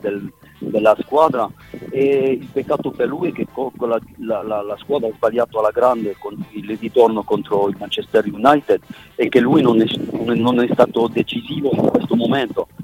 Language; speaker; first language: Italian; non-native, fluent; French